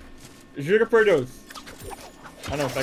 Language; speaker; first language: Portuguese; native; Portuguese